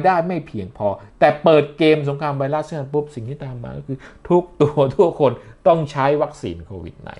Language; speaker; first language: Thai; native; Thai